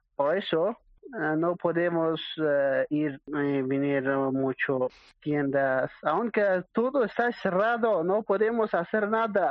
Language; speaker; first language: Spanish; non-native, learner; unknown